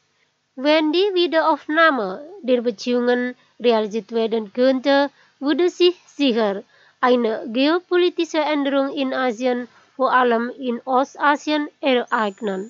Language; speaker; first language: German; non-native, fluent; Indonesian